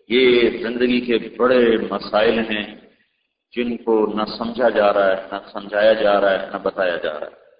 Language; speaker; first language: Urdu; non-native, local second language; Punjabi